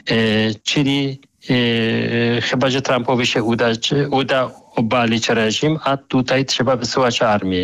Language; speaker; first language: Polish; non-native, fluent; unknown